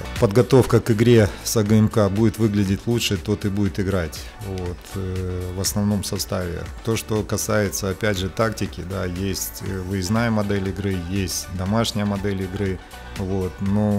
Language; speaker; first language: Russian; native; Russian